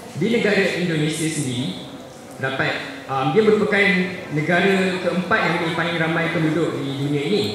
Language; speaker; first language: Malay; native; Malay